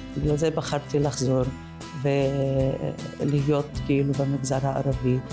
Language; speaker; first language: Hebrew; non-native, local second language; Arabic